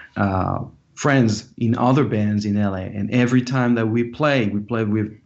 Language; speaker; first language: English; non-native, fluent; French